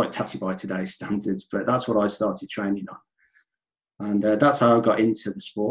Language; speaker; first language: English; native; English